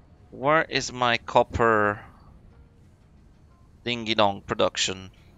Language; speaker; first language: English; non-native, fluent; Polish